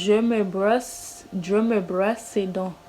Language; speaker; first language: French; non-native, learner; English